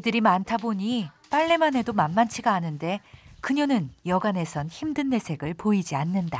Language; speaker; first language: Korean; native; Korean